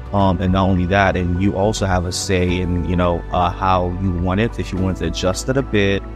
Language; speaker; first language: English; non-native, local second language; Yoruba